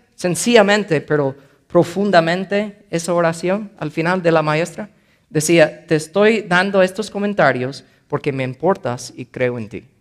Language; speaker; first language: Spanish; non-native, fluent; English